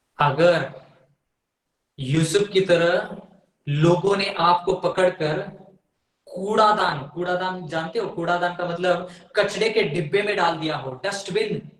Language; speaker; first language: Hindi; non-native, local second language; Marathi